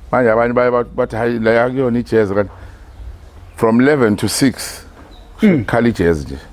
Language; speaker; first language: Zulu; native; Zulu